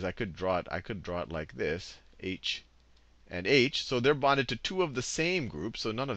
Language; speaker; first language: English; native; English